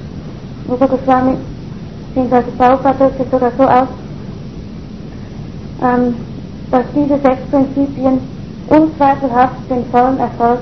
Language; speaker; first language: German; native; German